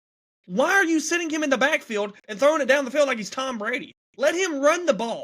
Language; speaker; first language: English; native; English